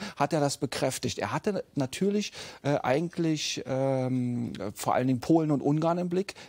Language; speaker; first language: German; native; German